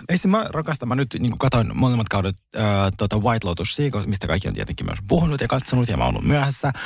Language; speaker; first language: Finnish; early bilingual, other home language; Russian